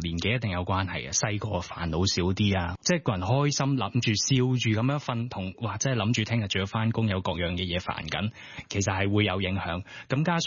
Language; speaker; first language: Cantonese; native; Cantonese